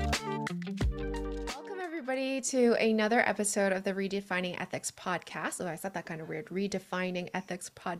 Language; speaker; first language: English; non-native, local second language; Cantonese